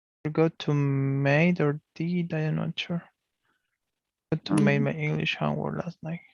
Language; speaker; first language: English; non-native, learner; Portuguese